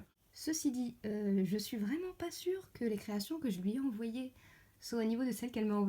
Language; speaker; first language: French; native; French